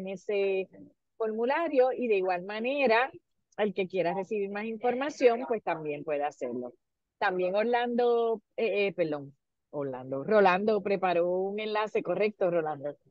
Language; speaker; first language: Spanish; native; Spanish